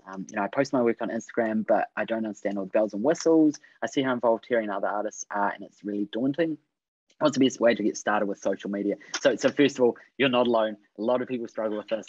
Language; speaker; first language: English; native; English